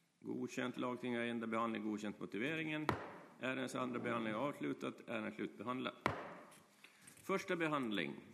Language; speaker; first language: Swedish; native; Swedish